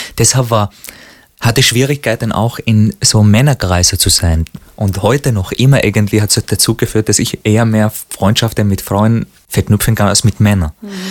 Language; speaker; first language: German; non-native, fluent; Arabic